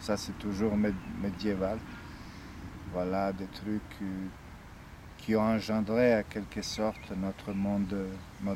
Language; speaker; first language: French; non-native, fluent; Serbian